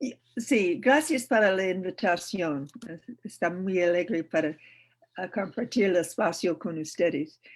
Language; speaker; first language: Spanish; non-native, learner; English